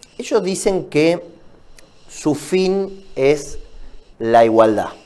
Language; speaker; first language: Spanish; native; Spanish